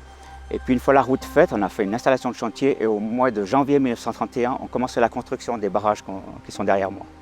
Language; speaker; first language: French; native; French